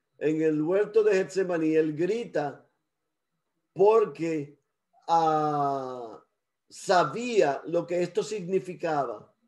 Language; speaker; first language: Spanish; early bilingual, heritage; Spanish